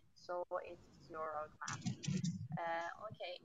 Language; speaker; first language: English; non-native, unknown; Persian